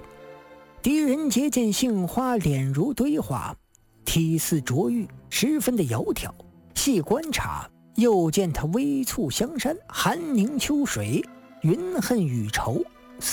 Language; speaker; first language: Chinese; native; Chinese